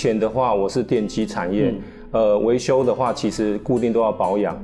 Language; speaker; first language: Chinese; native; Chinese